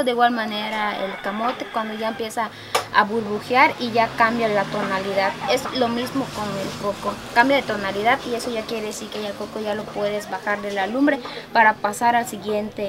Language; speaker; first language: Spanish; native; Spanish